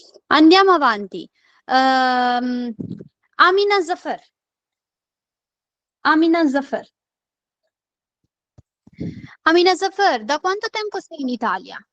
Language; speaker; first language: Italian; non-native, fluent; Urdu